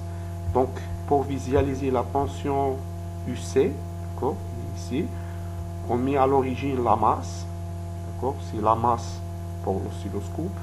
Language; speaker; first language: French; non-native, local second language; Arabic